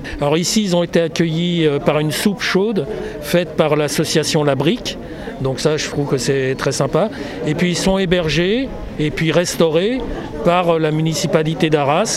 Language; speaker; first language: French; native; French